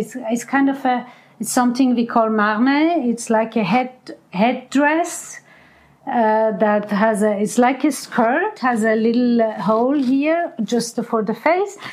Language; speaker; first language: English; non-native, fluent; Persian